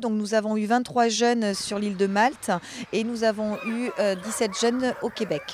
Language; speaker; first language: French; native; French